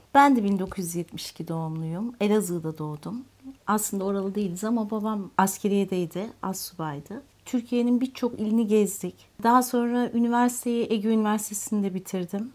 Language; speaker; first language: Turkish; native; Turkish